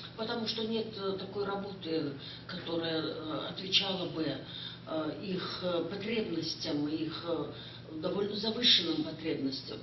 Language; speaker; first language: Russian; non-native, local second language; Kyrgyz